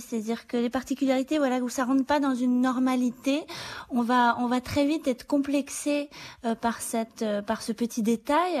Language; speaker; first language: French; native; French